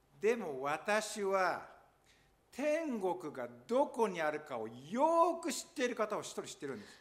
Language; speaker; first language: Japanese; native; Japanese